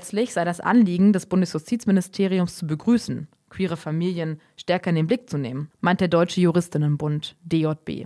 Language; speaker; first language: German; native; German